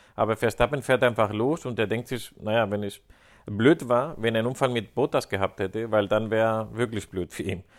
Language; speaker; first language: German; non-native, fluent; Spanish